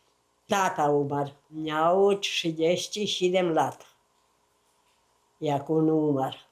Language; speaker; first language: Polish; early bilingual, heritage; Polish